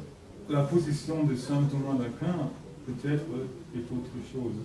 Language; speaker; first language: French; non-native, fluent; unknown